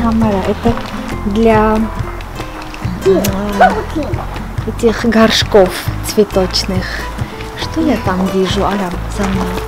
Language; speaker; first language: Russian; non-native, fluent; Armenian